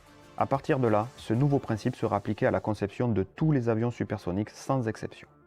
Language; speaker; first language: French; native; French